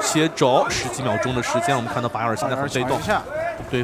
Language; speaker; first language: Chinese; native; Chinese